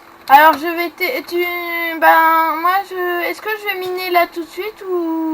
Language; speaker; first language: French; native; French